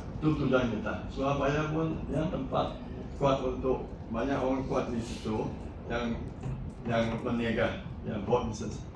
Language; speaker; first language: Malay; non-native, local second language; Chinese